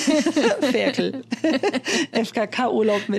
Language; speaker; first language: German; native; German